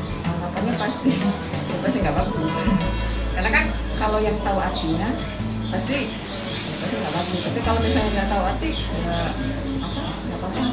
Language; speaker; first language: Indonesian; non-native, local second language; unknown